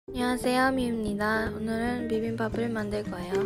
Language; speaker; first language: Korean; non-native, learner; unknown